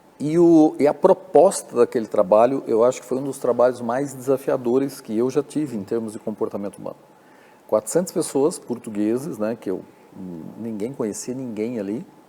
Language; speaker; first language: Portuguese; native; Portuguese